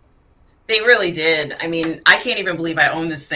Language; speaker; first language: English; native; English